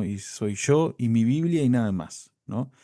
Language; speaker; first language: Spanish; native; Spanish